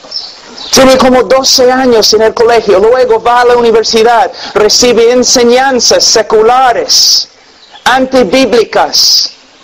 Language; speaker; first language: Spanish; non-native, fluent; English